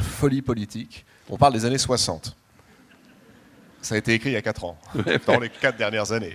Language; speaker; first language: French; native; French